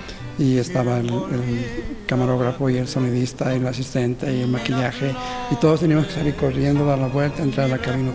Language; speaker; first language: Spanish; native; Spanish